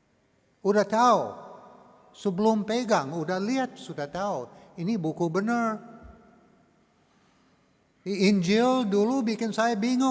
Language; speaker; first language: Indonesian; non-native, learner; English